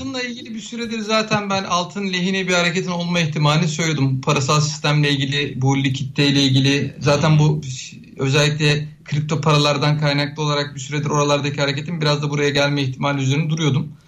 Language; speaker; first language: Turkish; native; Turkish